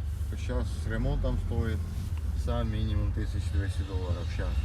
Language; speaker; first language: Russian; non-native, fluent; Georgian